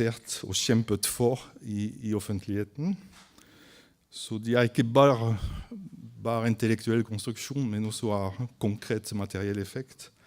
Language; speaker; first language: Norwegian; non-native, fluent; French